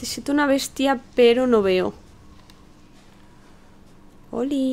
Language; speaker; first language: Spanish; native; Spanish